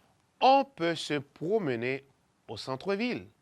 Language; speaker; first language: French; non-native, fluent; Spanish